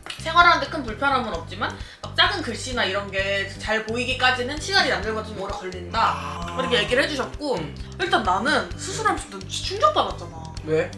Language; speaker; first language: Korean; native; Korean